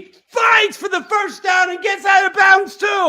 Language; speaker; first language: English; native; English